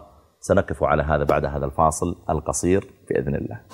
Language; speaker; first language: Arabic; native; Arabic